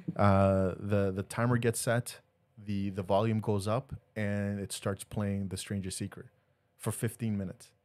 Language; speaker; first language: English; early bilingual, other home language; Spanish